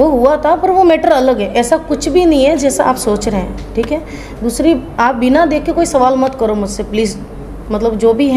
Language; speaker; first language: Hindi; native; Hindi